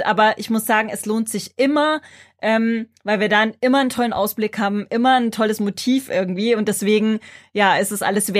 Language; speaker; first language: German; native; German